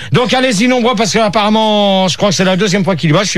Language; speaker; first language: French; native; French